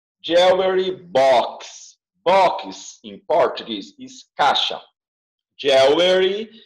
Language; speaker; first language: English; non-native, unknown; Portuguese